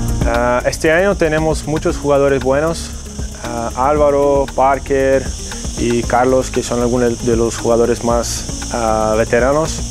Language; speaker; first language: Spanish; non-native, fluent; Portuguese